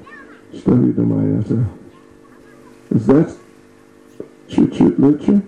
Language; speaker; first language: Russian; non-native, learner; English